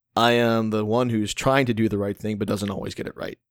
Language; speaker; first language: English; early bilingual, other home language; Hindi